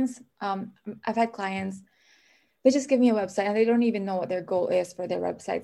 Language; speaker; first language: English; non-native, local second language; Filipino